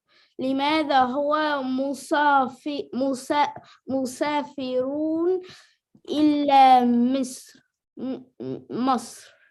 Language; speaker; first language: Arabic; non-native, learner; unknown